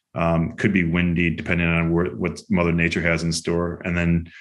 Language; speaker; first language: English; native; English